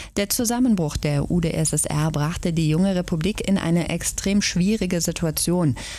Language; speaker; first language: German; native; German